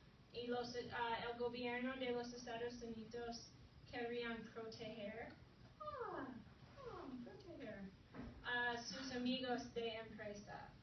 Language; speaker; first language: Spanish; non-native, fluent; English